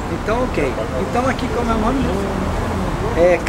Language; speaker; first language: Spanish; non-native, learner; Portuguese